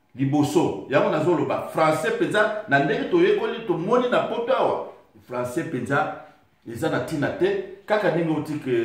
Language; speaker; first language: Lingala; non-native, local second language; Swahili